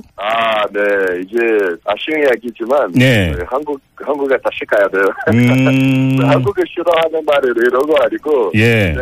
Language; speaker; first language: Korean; non-native, fluent; Portuguese